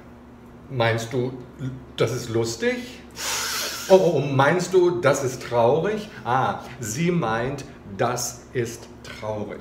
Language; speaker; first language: German; non-native, fluent; Chinese